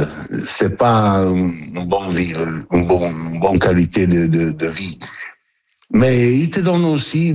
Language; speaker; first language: French; non-native, learner; Italian